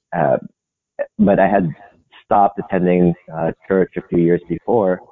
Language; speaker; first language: English; non-native, local second language; Filipino